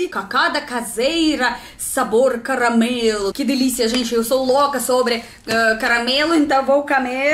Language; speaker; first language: Portuguese; non-native, learner; Russian